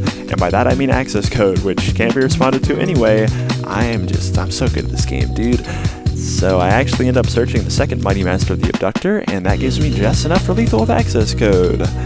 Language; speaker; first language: English; native; English